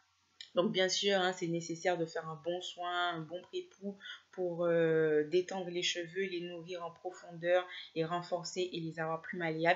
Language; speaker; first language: French; native; French